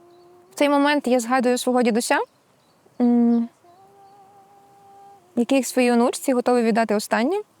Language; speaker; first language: Ukrainian; native; Ukrainian